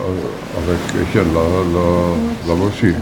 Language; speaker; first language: French; non-native, fluent; Dutch